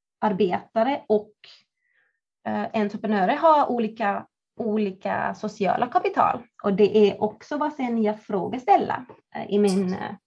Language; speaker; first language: Swedish; non-native, fluent; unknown